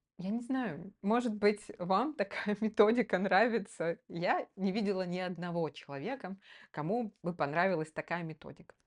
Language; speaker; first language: Russian; native; Russian